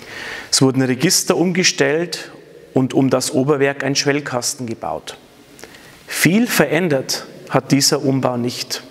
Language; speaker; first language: German; native; German